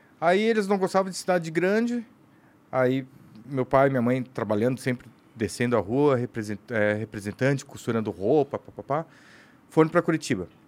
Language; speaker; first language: Portuguese; native; Portuguese